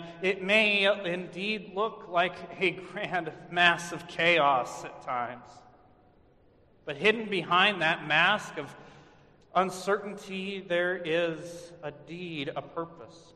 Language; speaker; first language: English; native; English